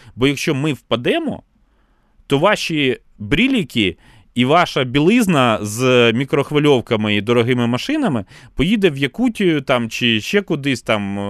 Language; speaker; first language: Ukrainian; non-native, local second language; Russian